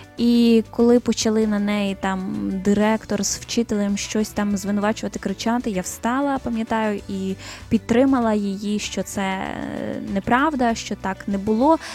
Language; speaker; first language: Ukrainian; native; Ukrainian